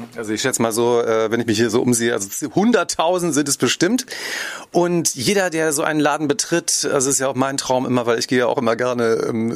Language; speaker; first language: German; native; German